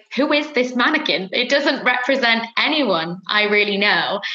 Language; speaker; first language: English; native; English